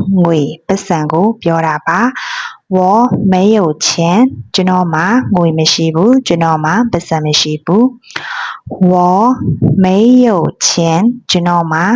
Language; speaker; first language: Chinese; non-native, fluent; Burmese